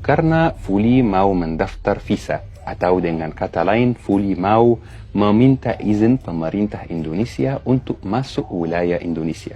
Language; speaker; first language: Indonesian; non-native, fluent; Arabic